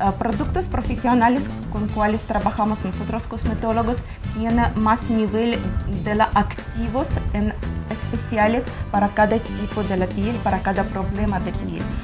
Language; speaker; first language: Spanish; non-native, learner; Ukrainian